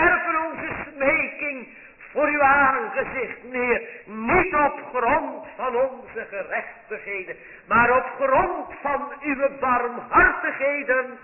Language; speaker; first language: Dutch; native; Dutch